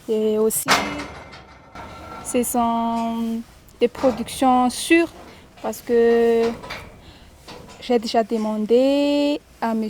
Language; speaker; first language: French; non-native, local second language; Malagasy